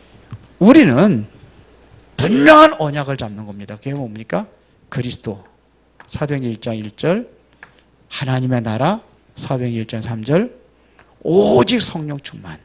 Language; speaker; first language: Korean; native; Korean